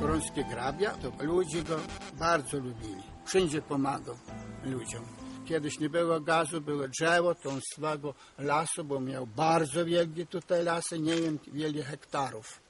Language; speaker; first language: Polish; early bilingual, heritage; Polish